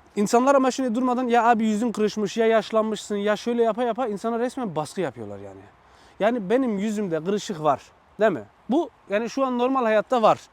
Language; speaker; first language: Turkish; early bilingual, other home language; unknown